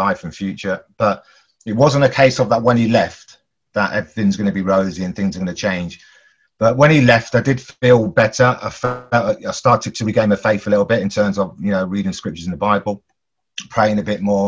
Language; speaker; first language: English; native; English